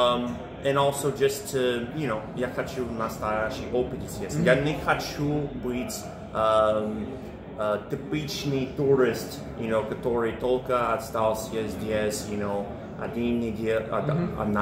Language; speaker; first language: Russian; non-native, learner; English